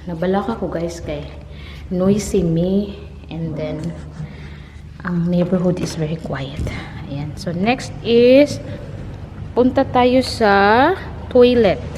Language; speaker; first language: Filipino; non-native, local second language; Cebuano